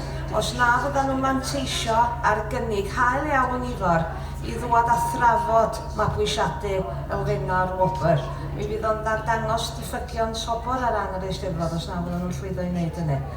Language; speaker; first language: Welsh; native; Welsh